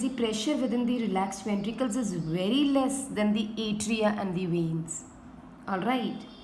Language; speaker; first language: English; non-native, local second language; Hindi